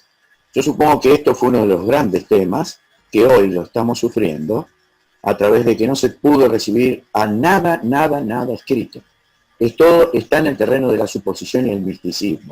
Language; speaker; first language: Spanish; native; Spanish